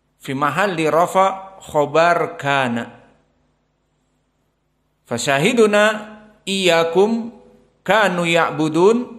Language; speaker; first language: Arabic; non-native, fluent; Indonesian